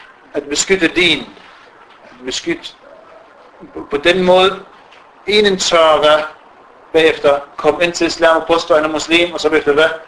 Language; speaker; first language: Danish; non-native, fluent; Arabic